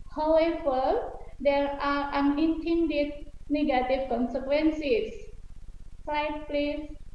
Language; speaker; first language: English; non-native, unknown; Indonesian